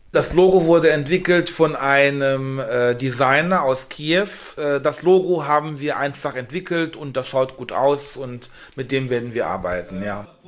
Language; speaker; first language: German; native; German